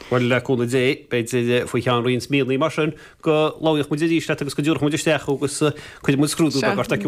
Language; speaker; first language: Irish; native; Irish